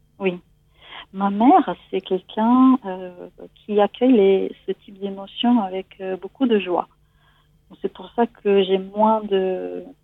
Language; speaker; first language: French; non-native, fluent; Italian